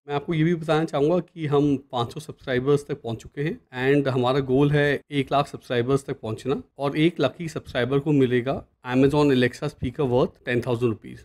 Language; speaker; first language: Hindi; native; Hindi